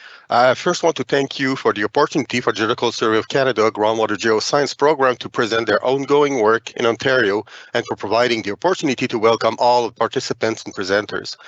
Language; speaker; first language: English; non-native, fluent; French